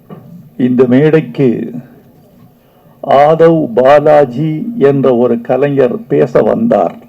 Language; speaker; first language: Tamil; native; Tamil